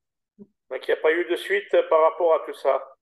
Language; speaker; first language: French; native; French